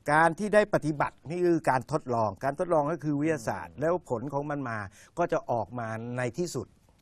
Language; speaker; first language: Thai; native; Thai